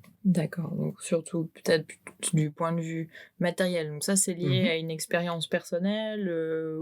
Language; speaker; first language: French; native; French